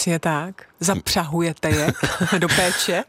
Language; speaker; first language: Czech; native; Czech